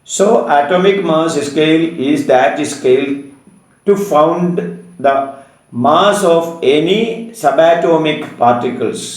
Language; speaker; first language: English; non-native, local second language; Malayalam